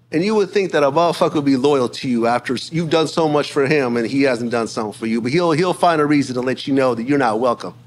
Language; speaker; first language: English; native; English